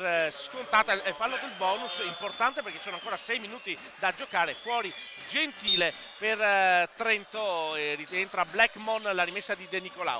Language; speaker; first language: Italian; native; Italian